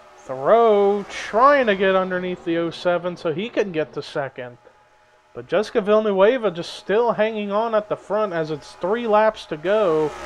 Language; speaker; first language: English; native; English